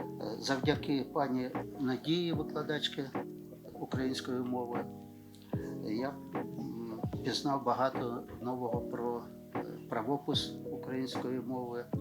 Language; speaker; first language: Ukrainian; non-native, local second language; Russian